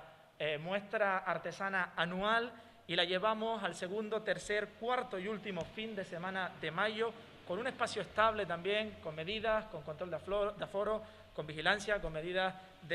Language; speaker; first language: Spanish; native; Spanish